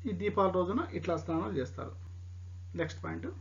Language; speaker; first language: Telugu; non-native, local second language; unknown